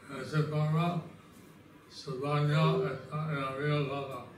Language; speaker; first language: Spanish; non-native, learner; English